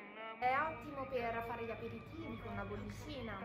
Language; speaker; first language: Italian; native; Italian